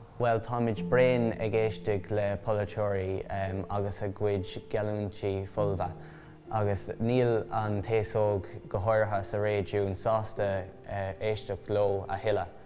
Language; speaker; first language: Irish; non-native, local second language; English